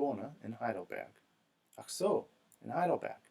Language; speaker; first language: German; non-native, fluent; English